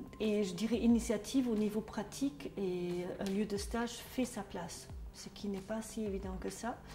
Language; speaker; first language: French; non-native, fluent; German